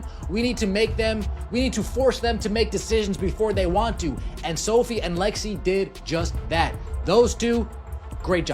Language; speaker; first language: English; native; English